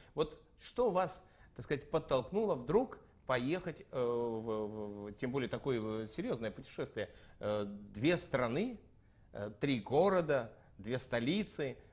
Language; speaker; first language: Russian; native; Russian